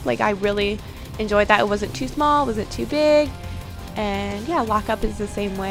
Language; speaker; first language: English; native; English